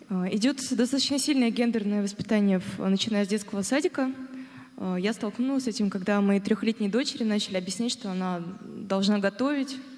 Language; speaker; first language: Russian; native; Russian